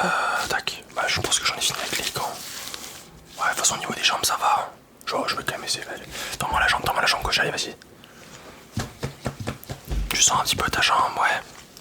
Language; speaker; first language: French; native; French